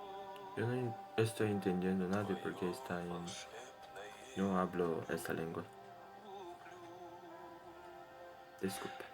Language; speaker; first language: Spanish; non-native, learner; Portuguese